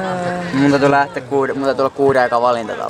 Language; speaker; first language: Finnish; native; Finnish